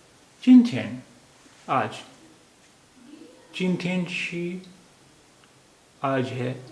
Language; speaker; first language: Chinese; non-native, fluent; Urdu